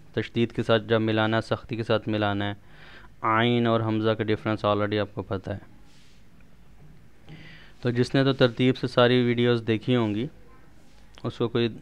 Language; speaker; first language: Urdu; non-native, local second language; Punjabi